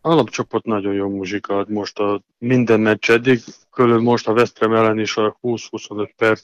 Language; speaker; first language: Hungarian; non-native, learner; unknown